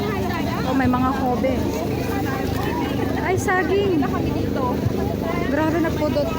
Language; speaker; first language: Filipino; non-native, local second language; Cebuano